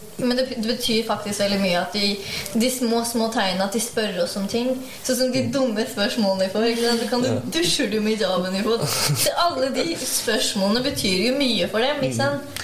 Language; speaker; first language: Norwegian; early bilingual, other home language; Urdu